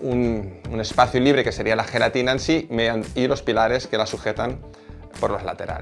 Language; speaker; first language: Spanish; native; Spanish